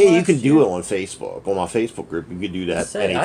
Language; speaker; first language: English; native; English